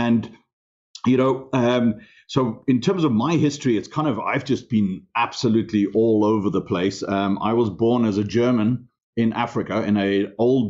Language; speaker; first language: English; non-native, local second language; German